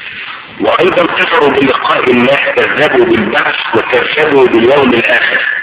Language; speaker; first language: Arabic; native; Arabic